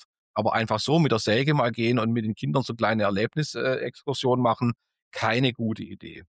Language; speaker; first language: German; native; German